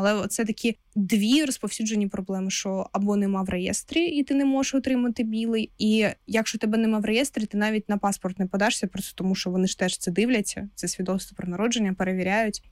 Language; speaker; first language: Ukrainian; non-native, local second language; Russian